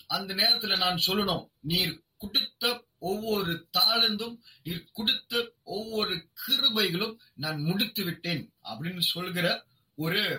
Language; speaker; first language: Tamil; non-native, local second language; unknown